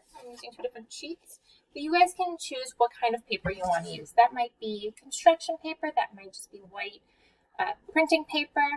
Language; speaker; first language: English; native; English